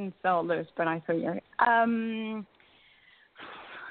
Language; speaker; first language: English; non-native, fluent; Spanish